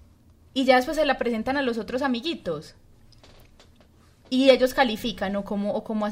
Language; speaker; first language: Spanish; native; Spanish